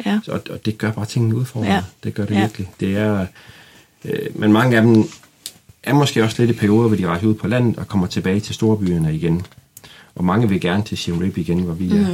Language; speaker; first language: Danish; native; Danish